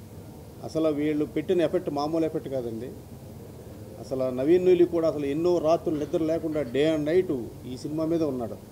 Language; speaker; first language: Telugu; native; Telugu